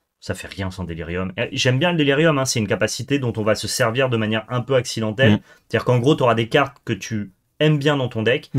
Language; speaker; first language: French; native; French